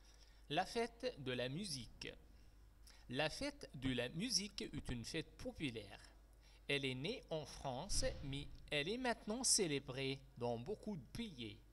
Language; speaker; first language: French; non-native, fluent; Arabic